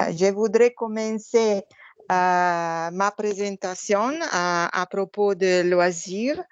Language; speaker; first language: French; non-native, learner; Italian